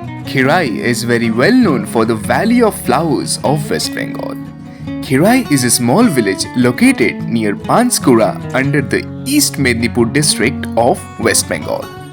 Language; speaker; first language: English; non-native, local second language; Bangla